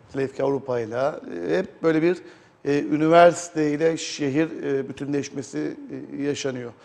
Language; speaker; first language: Turkish; native; Turkish